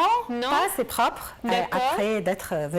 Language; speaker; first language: French; non-native, learner; Arabic